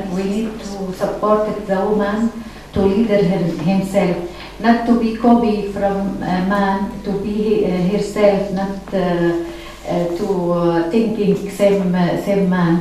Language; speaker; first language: English; non-native, learner; Arabic